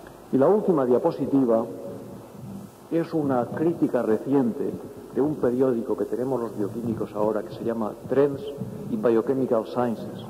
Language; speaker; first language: Spanish; native; Spanish